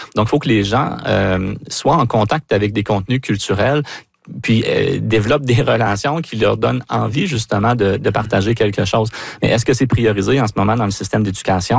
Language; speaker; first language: French; native; French